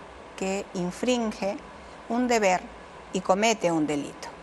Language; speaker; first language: Spanish; native; Spanish